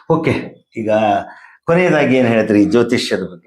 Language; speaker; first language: Kannada; native; Kannada